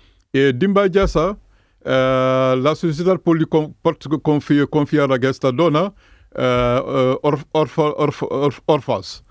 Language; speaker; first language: Catalan; non-native, fluent; Mandingo